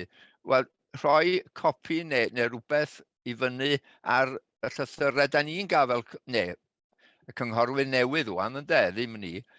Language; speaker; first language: Welsh; native; Welsh